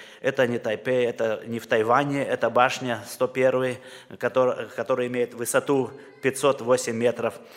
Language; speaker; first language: Russian; native; Russian